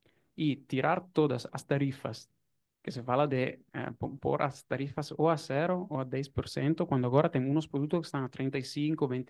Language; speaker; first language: Portuguese; non-native, fluent; Italian